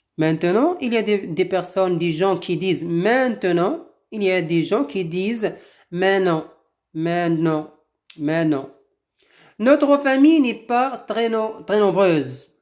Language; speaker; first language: French; non-native, local second language; Arabic